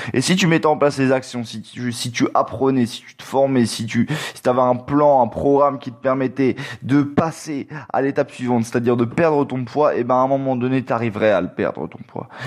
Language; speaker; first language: French; native; French